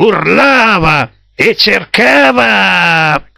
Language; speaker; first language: Italian; native; Italian